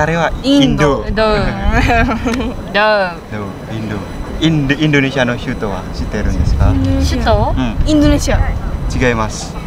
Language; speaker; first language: Japanese; non-native, learner; Indonesian